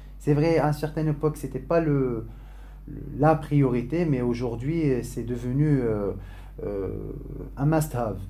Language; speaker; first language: French; non-native, local second language; Arabic